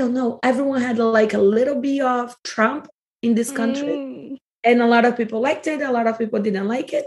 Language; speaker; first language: English; non-native, fluent; Portuguese